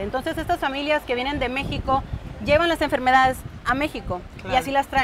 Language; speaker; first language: Spanish; native; Spanish